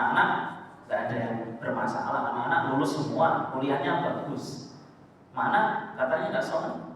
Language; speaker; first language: Indonesian; native; Indonesian